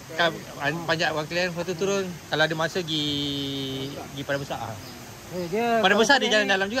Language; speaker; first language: Malay; native; Malay